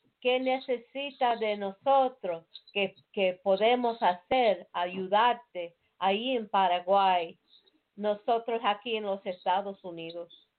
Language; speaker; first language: Spanish; non-native, learner; English